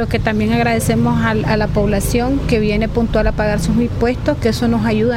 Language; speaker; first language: Spanish; native; Spanish